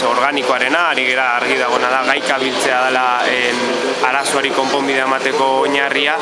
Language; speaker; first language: Basque; native; Basque